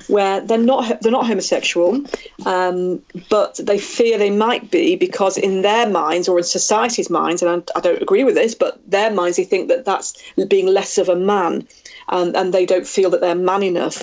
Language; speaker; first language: English; native; English